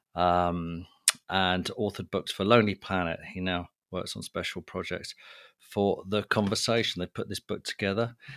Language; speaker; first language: English; native; English